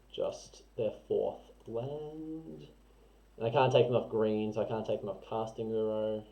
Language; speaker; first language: English; native; English